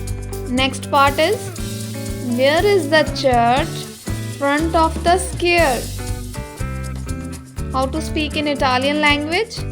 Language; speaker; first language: English; non-native, learner; Hindi